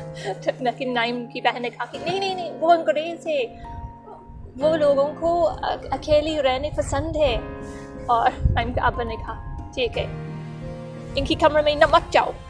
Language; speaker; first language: Hindi; non-native, learner; English